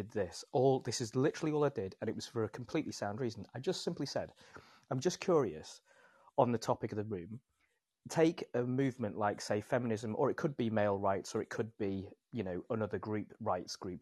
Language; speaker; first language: English; native; English